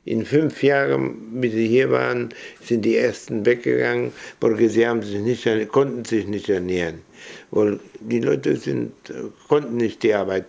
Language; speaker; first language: German; early bilingual, heritage; German